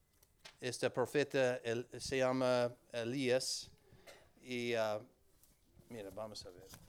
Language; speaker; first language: Spanish; non-native, learner; English